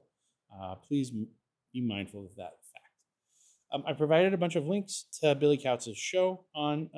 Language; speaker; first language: English; native; English